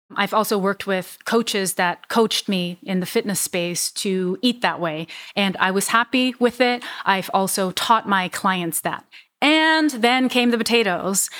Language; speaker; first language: English; non-native, fluent; Vietnamese